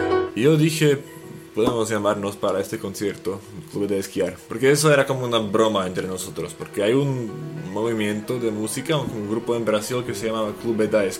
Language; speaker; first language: Spanish; non-native, fluent; Slovak